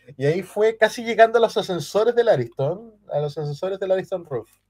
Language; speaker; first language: Spanish; native; Spanish